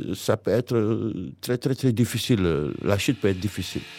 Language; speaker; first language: French; non-native, local second language; Wolof